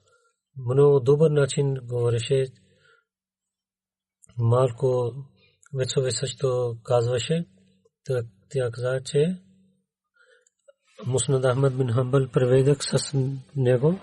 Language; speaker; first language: Bulgarian; non-native, learner; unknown